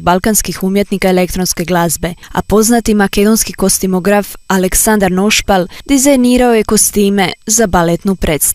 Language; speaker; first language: Croatian; native; Croatian